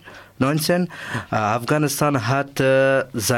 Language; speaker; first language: German; non-native, learner; Persian